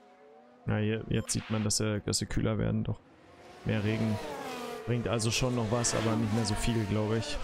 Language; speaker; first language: German; native; German